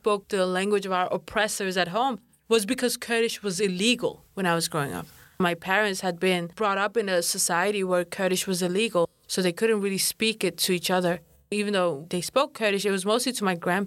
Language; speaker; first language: English; non-native, fluent; Kurdish